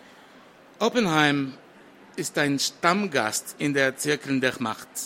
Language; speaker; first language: German; non-native, fluent; French